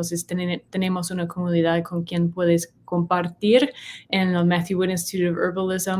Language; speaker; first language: Spanish; non-native, learner; English